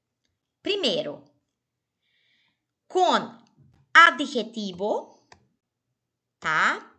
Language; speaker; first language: Spanish; non-native, fluent; Portuguese